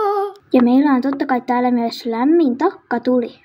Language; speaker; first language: Finnish; native; Finnish